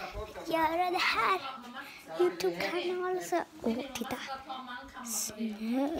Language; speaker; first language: Swedish; early bilingual, other home language; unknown